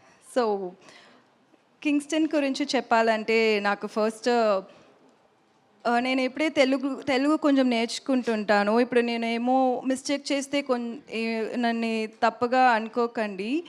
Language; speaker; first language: Telugu; non-native, learner; Tamil